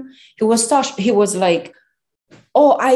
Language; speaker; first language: English; non-native, local second language; Kinyarwanda